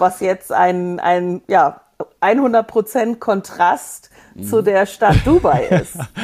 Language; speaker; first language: German; native; German